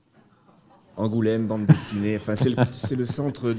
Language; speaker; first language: French; native; French